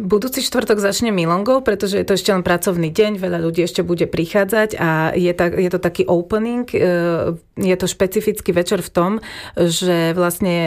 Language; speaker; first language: Slovak; native; Slovak